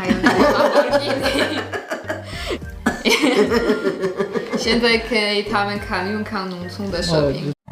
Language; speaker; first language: Chinese; non-native, fluent; Slovak